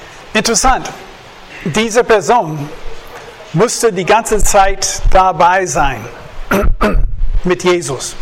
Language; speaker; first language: German; non-native, fluent; English